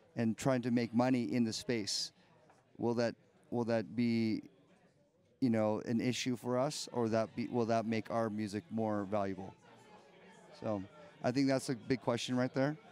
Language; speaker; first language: English; native; English